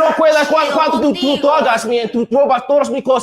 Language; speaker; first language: Spanish; non-native, learner; English